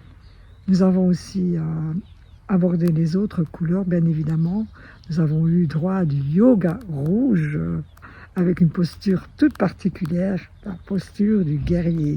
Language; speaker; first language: French; native; French